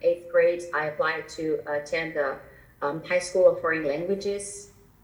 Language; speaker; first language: English; non-native, fluent; Albanian